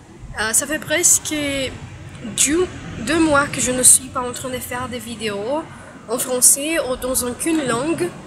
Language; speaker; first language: French; non-native, learner; Portuguese